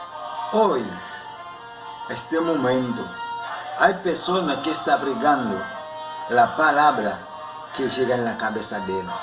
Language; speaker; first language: Spanish; non-native, learner; Haitian Creole